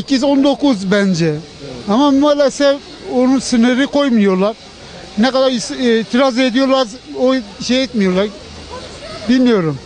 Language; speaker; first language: Turkish; non-native, local second language; Kurdish